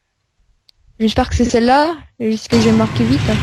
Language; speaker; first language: French; native; French